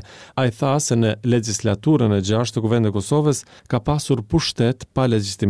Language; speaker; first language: Albanian; native; Albanian